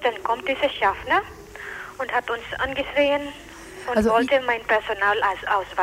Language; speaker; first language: German; non-native, learner; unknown